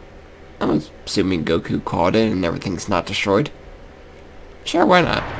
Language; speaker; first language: English; native; English